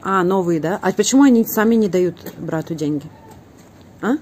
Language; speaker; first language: Russian; native; Russian